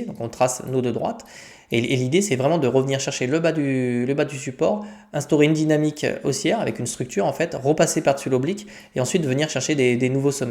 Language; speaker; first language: French; native; French